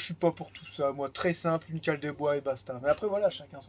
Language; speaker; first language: French; native; French